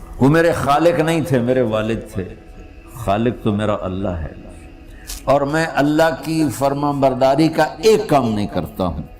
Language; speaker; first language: Urdu; non-native, local second language; Punjabi